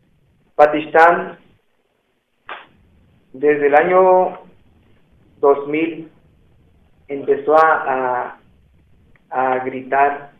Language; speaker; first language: Spanish; non-native, local second language; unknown